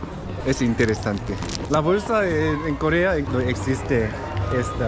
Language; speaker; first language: Spanish; non-native, learner; Korean